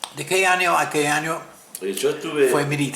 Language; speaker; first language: Spanish; non-native, fluent; English